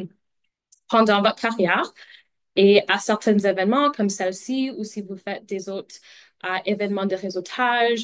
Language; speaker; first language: French; non-native, local second language; English